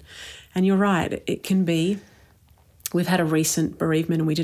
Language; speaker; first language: English; native; English